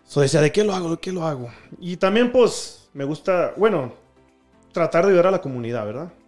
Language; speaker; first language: Spanish; early bilingual, heritage; Spanish